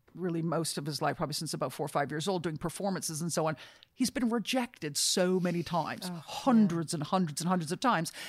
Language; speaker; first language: English; native; English